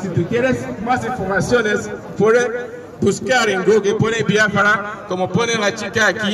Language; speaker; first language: Spanish; non-native, learner; Igbo